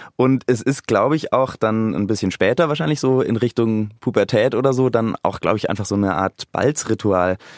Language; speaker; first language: German; native; German